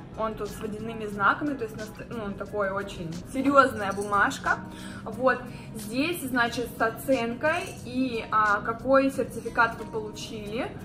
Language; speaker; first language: Russian; native; Russian